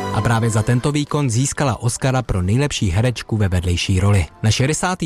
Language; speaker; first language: Czech; native; Czech